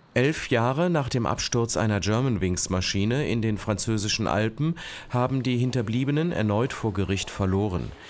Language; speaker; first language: German; native; German